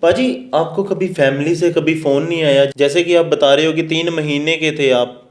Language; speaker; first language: Hindi; non-native, local second language; Punjabi